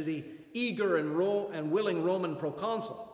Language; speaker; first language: English; native; English